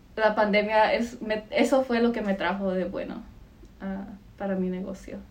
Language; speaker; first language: Spanish; early bilingual, heritage; Spanish